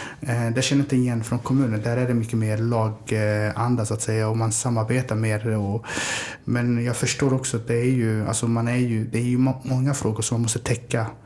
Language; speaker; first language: Swedish; early bilingual, other home language; Somali